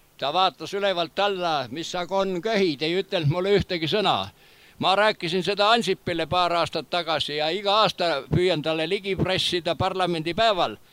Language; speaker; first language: Estonian; native; Estonian